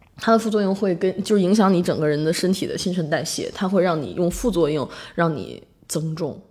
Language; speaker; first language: Chinese; native; Chinese